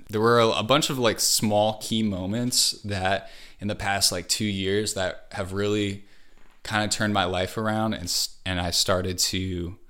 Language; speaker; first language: English; native; English